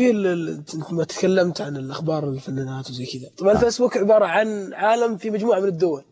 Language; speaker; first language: Arabic; native; Arabic